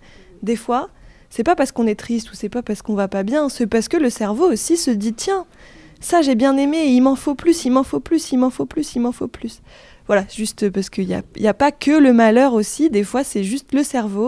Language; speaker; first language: French; native; French